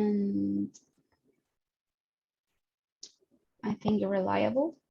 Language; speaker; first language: English; non-native, learner; Spanish